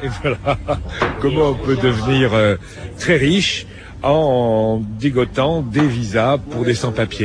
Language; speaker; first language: French; native; French